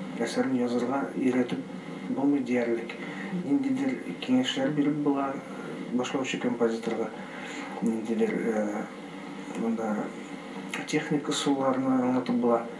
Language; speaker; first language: Tatar; early bilingual, heritage; Tatar